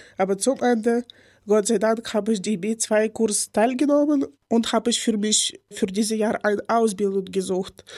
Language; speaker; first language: German; non-native, learner; Ukrainian